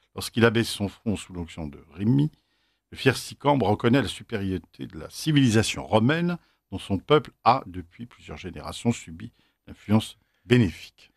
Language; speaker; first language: French; native; French